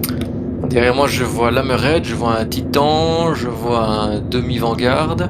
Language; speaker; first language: French; native; French